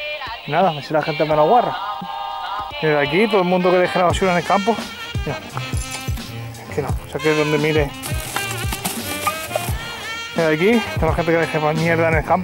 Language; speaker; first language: Spanish; native; Spanish